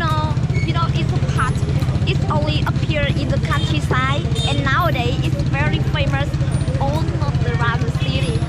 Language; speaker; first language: English; non-native, learner; Vietnamese